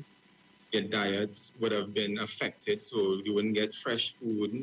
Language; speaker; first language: English; native; English